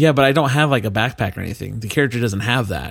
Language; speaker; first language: English; native; English